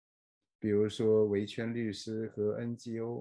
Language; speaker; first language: Chinese; native; Chinese